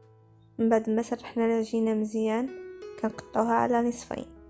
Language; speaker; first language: Arabic; native; Arabic